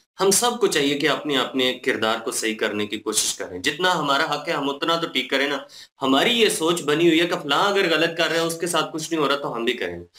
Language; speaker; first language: Urdu; non-native, local second language; Punjabi